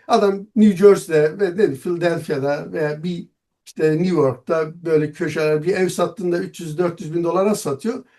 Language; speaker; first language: Turkish; non-native, local second language; Kurdish